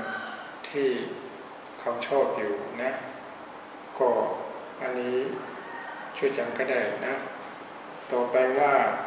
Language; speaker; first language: Thai; non-native, fluent; Burmese